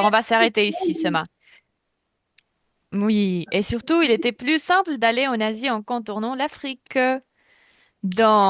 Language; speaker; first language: French; non-native, fluent; Russian